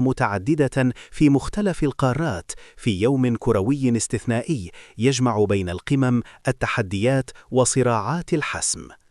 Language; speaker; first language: Arabic; native; Arabic